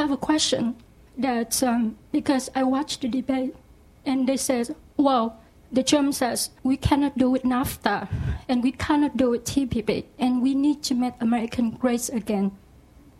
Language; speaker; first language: English; non-native, learner; Vietnamese